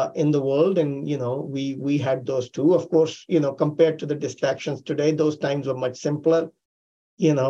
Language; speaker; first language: English; non-native, local second language; Hindi